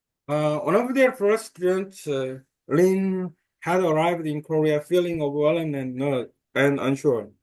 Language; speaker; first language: English; non-native, learner; Korean